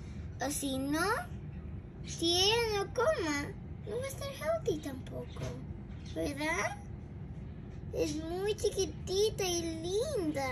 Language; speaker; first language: Spanish; early bilingual, heritage; Spanish